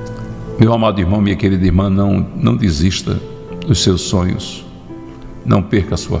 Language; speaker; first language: Portuguese; native; Portuguese